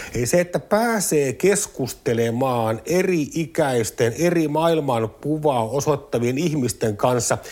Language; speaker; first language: Finnish; native; Finnish